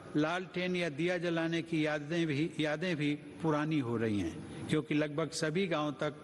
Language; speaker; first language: Hindi; native; Hindi